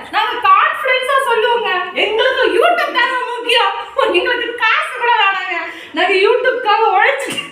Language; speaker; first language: Tamil; non-native, local second language; Malayalam